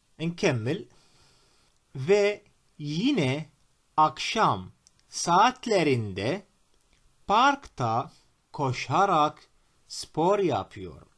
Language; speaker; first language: Turkish; non-native, fluent; Arabic